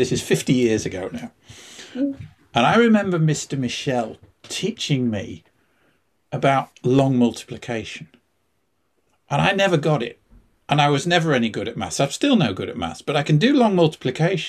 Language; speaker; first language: English; native; English